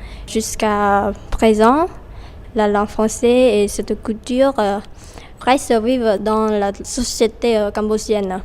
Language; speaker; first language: French; non-native, fluent; Khmer